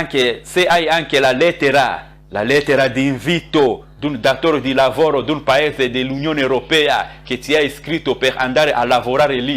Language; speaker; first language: Italian; non-native, fluent; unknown